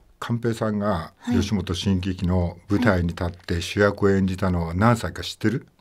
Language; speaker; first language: Japanese; native; Japanese